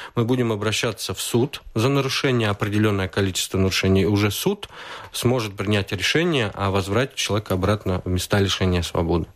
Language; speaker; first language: Russian; native; Russian